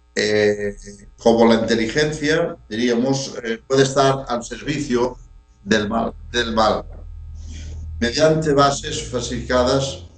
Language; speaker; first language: Spanish; native; Spanish